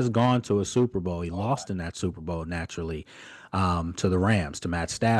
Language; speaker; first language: English; native; English